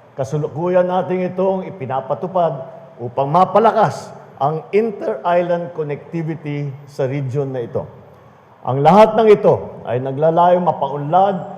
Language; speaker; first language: Filipino; native; Filipino